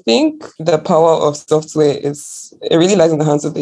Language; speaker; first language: English; non-native, local second language; Akan